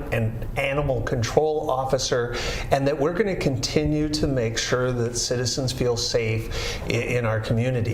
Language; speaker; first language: English; native; English